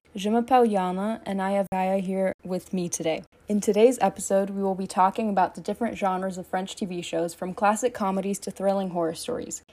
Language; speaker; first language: English; native; English